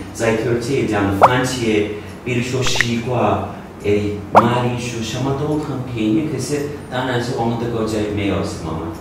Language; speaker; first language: Chinese; non-native, learner; Turkish